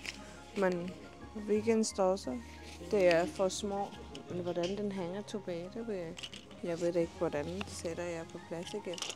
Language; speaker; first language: Danish; non-native, learner; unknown